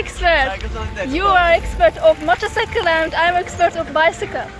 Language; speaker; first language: English; non-native, learner; Azerbaijani